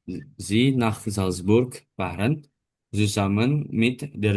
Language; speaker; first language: German; non-native, learner; Indonesian